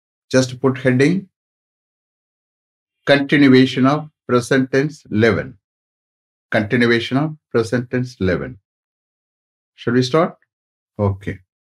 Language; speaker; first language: English; non-native, local second language; Tamil